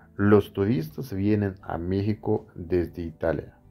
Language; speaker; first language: Spanish; non-native, fluent; Russian